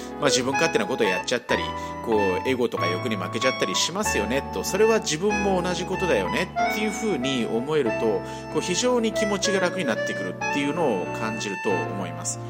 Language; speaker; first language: Japanese; native; Japanese